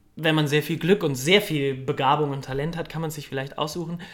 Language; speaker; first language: German; native; German